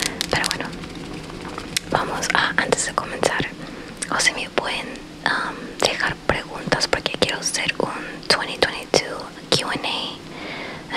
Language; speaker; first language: Spanish; early bilingual, heritage; Spanish